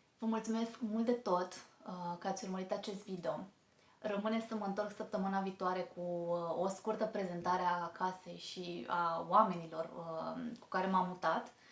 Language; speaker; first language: Romanian; native; Romanian